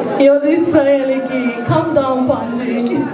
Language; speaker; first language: English; non-native, learner; Portuguese